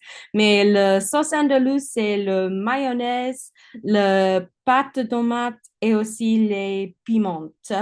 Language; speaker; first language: French; non-native, learner; English